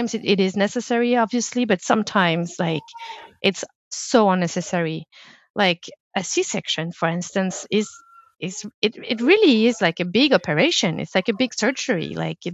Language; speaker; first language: English; non-native, fluent; French